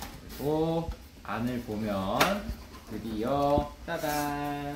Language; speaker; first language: Korean; native; Korean